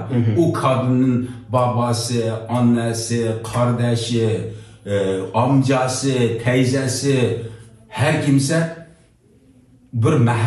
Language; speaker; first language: Turkish; non-native, learner; Uyghur